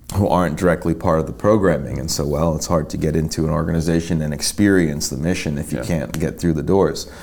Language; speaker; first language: English; native; English